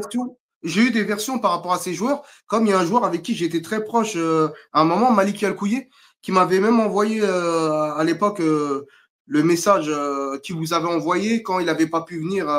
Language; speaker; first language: French; native; French